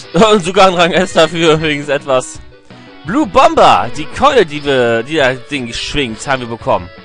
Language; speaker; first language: German; native; German